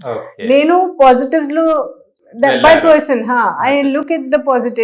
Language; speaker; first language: Telugu; non-native, learner; Hindi